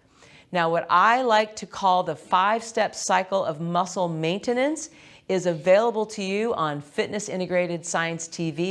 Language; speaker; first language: English; native; English